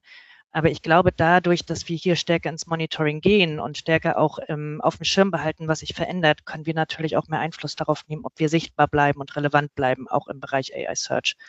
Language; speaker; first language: German; native; German